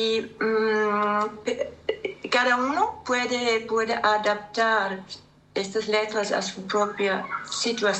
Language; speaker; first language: Spanish; non-native, learner; German